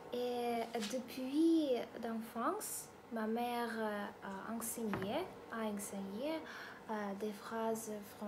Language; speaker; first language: French; non-native, learner; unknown